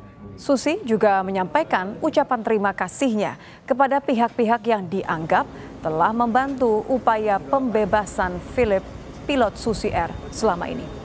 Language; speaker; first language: Indonesian; native; Indonesian